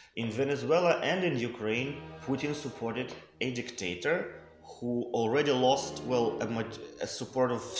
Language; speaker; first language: English; non-native, fluent; Russian